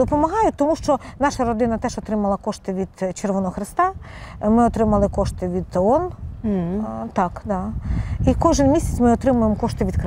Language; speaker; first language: Ukrainian; non-native, local second language; Russian